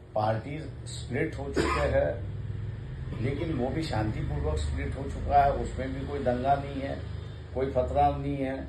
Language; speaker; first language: Hindi; non-native, local second language; Marathi